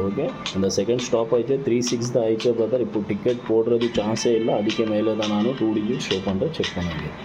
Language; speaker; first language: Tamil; non-native, local second language; Kannada